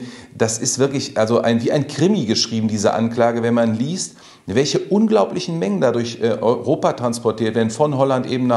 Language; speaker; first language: German; native; German